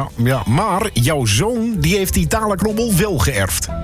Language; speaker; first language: Dutch; native; Dutch